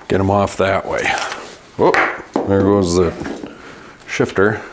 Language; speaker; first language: English; native; English